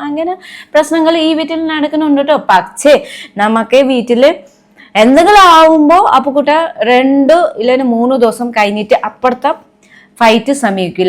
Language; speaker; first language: Malayalam; non-native, learner; Nepali